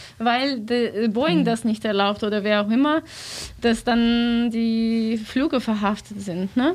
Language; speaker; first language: German; non-native, learner; Russian